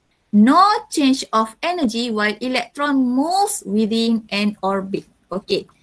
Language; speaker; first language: English; non-native, local second language; Malay